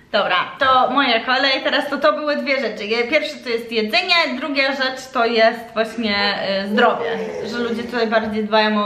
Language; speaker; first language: Polish; early bilingual, heritage; Polish